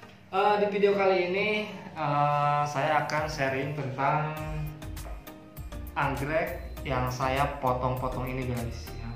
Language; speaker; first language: Indonesian; native; Indonesian